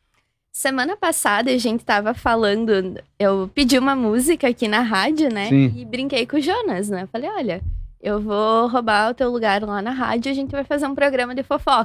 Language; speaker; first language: Portuguese; native; Portuguese